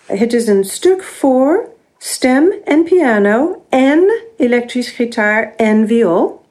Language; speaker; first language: Dutch; non-native, fluent; English